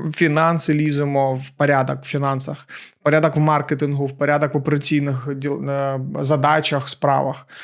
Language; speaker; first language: Ukrainian; non-native, local second language; Russian